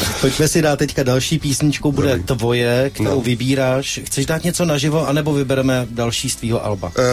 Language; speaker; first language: Czech; native; Czech